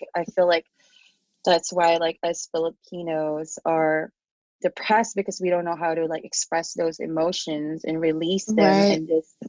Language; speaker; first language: English; non-native, local second language; Filipino